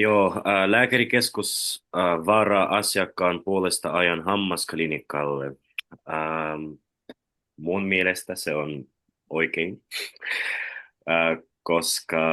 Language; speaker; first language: Finnish; non-native, learner; Russian